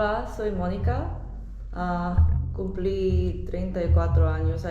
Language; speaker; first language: Spanish; non-native, learner; Korean